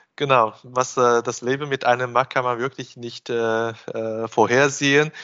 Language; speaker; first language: German; non-native, fluent; Chinese